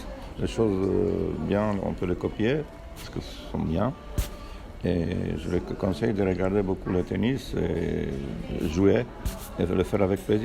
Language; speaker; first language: French; non-native, fluent; Romanian